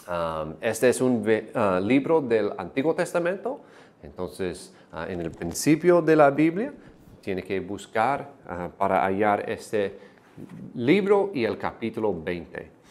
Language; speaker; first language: Spanish; non-native, fluent; English